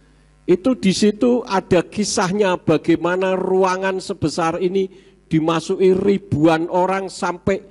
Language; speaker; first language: Indonesian; native; Indonesian